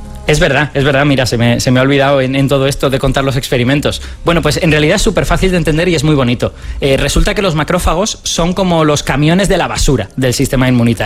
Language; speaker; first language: Spanish; native; Spanish